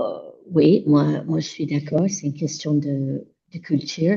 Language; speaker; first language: French; non-native, fluent; English